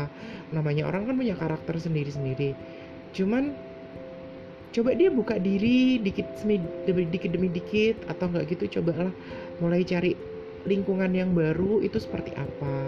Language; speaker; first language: Indonesian; native; Indonesian